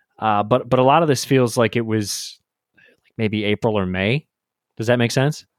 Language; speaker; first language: English; native; English